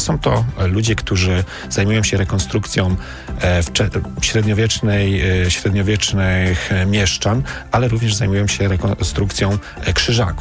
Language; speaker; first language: Polish; native; Polish